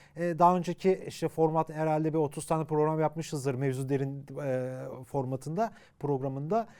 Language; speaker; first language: Turkish; native; Turkish